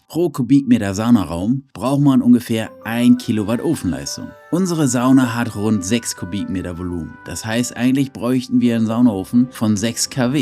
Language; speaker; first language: German; native; German